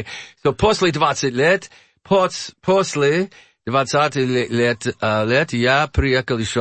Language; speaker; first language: Russian; non-native, learner; English